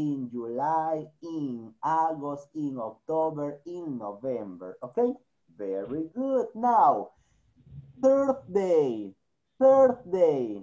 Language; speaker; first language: English; non-native, fluent; Spanish